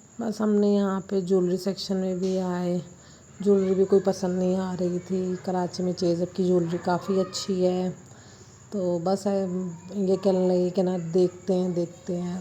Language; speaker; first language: Urdu; native; Urdu